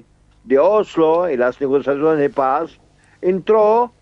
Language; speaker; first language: Spanish; non-native, fluent; Arabic